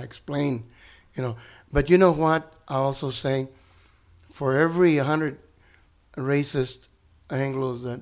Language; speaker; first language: English; early bilingual, other home language; Spanish